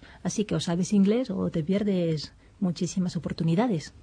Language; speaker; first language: Spanish; native; Spanish